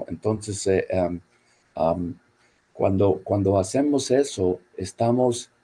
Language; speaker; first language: Spanish; non-native, fluent; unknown